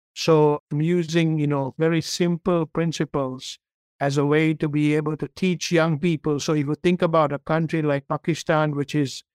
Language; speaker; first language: English; non-native, local second language; Tamil